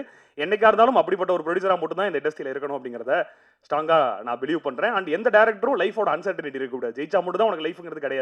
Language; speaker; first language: Tamil; native; Tamil